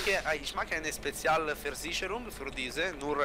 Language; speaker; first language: German; non-native, learner; Italian